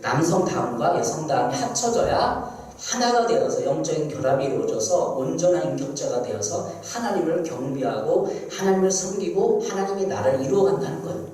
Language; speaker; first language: Korean; native; Korean